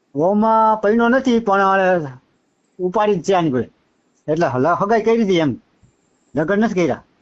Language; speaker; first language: Gujarati; native; Gujarati